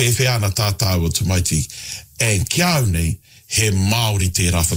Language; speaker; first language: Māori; non-native, local second language; English